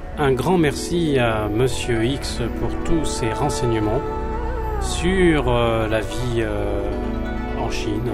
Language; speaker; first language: French; native; French